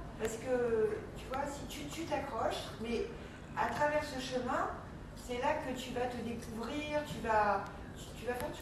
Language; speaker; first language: French; native; French